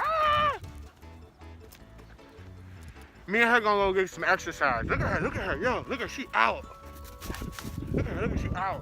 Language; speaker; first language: English; native; English